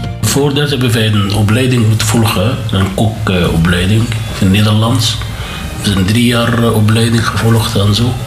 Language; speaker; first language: Dutch; non-native, learner; Arabic